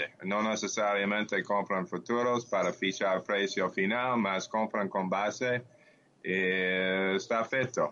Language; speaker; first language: Portuguese; non-native, learner; English